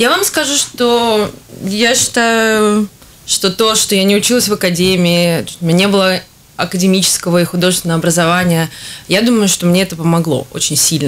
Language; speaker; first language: Russian; native; Russian